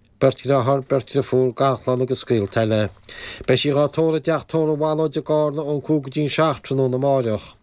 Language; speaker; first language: Irish; native; Irish